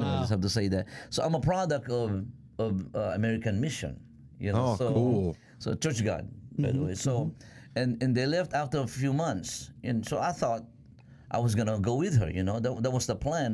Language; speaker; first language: English; non-native, local second language; Filipino